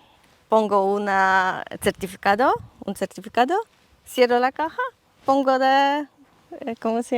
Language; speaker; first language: Spanish; non-native, learner; Polish